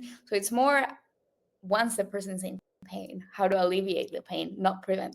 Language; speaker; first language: English; non-native, local second language; Spanish